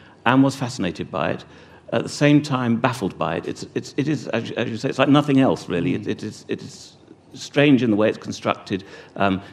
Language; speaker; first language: English; native; English